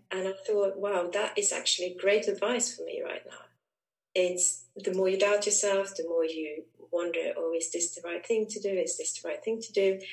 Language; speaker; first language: English; non-native, fluent; Swedish